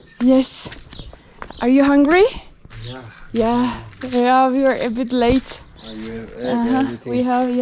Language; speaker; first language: English; non-native, learner; Turkish